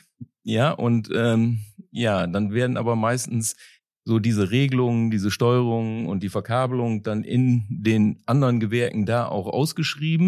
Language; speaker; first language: German; native; German